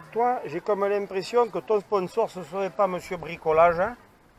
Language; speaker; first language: French; native; French